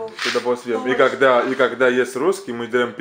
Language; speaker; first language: Russian; non-native, learner; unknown